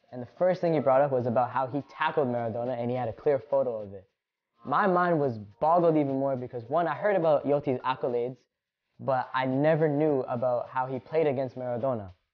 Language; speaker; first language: English; early bilingual, other home language; Hindi